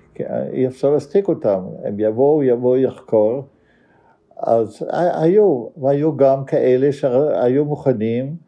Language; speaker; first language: Hebrew; non-native, fluent; Dutch